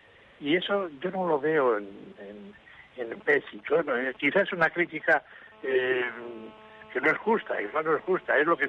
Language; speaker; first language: Spanish; native; Spanish